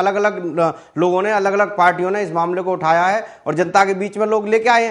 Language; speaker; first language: Hindi; native; Hindi